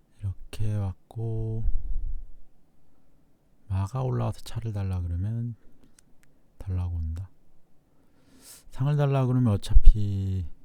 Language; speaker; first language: Korean; native; Korean